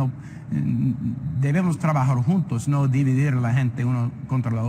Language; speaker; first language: Spanish; non-native, fluent; English